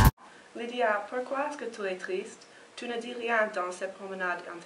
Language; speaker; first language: French; non-native, learner; English